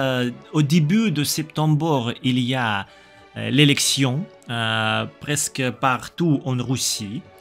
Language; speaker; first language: French; non-native, learner; Russian